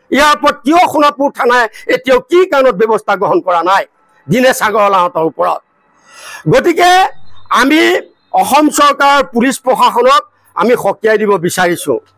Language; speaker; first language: Assamese; native; Assamese